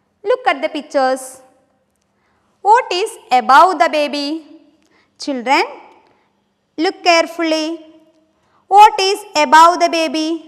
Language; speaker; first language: English; non-native, local second language; Malayalam